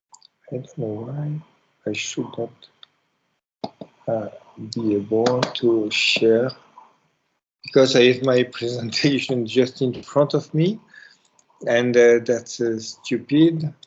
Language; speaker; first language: English; non-native, learner; French